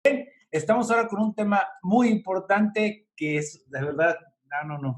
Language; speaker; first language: Spanish; native; Spanish